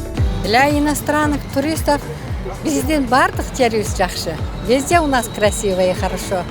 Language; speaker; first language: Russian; non-native, local second language; Kyrgyz